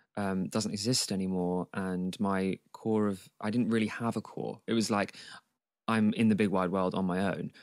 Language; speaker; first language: English; native; English